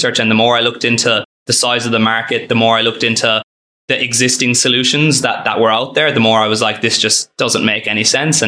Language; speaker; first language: English; native; English